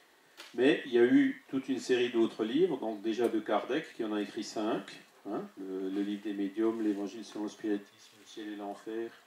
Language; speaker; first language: French; native; French